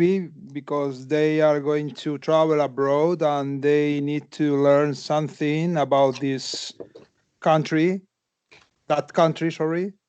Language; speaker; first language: English; non-native, fluent; Spanish